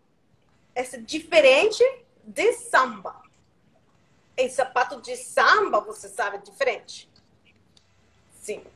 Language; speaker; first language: Portuguese; non-native, learner; Spanish